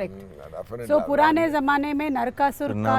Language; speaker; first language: Telugu; native; Telugu